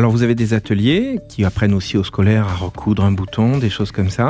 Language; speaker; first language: French; native; French